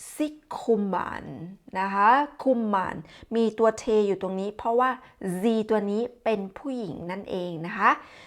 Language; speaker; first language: Thai; native; Thai